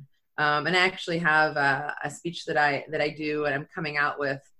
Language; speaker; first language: English; native; English